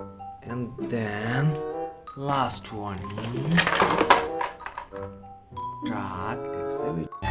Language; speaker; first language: English; non-native, learner; Indonesian